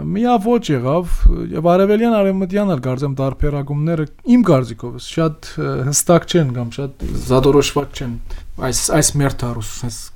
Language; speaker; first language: Armenian; early bilingual, heritage; Armenian